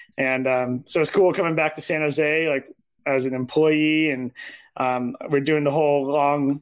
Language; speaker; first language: English; native; English